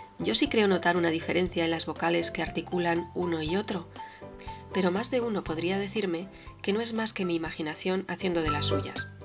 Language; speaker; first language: Spanish; native; Spanish